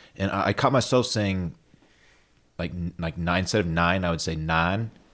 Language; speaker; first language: English; native; English